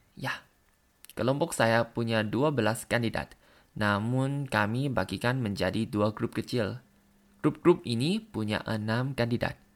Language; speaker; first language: Indonesian; non-native, learner; Thai